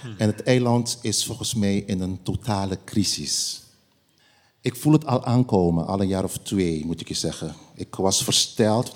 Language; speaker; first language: Dutch; non-native, local second language; Papiamento